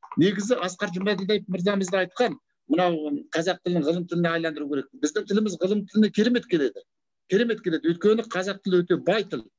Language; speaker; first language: Kazakh; native; Kazakh